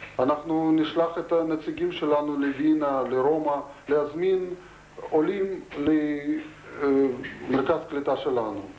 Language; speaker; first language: Hebrew; non-native, fluent; Russian